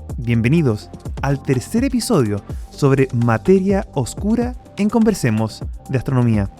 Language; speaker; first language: Spanish; native; Spanish